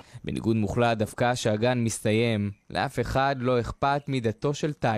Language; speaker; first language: Hebrew; native; Hebrew